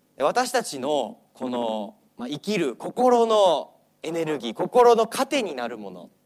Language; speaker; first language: Japanese; non-native, fluent; English